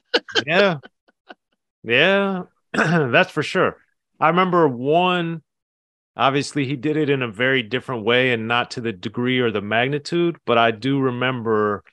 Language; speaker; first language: English; native; English